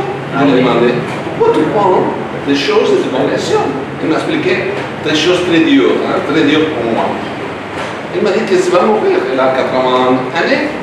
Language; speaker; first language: French; non-native, learner; Spanish